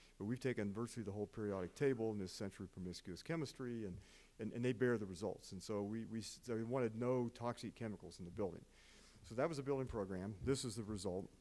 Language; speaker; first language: English; native; English